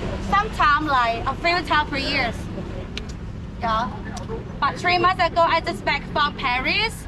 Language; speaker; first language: English; non-native, learner; Thai